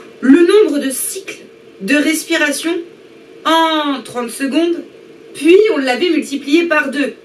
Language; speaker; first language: French; native; French